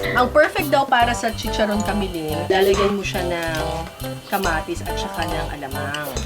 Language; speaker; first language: Filipino; native; Filipino